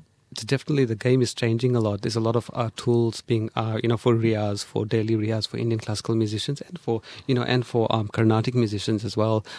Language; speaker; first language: English; early bilingual, other home language; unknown